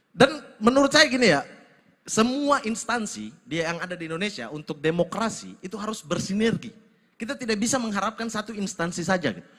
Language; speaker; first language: Indonesian; native; Indonesian